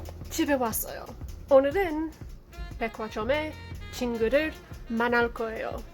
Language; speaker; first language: Korean; non-native, learner; English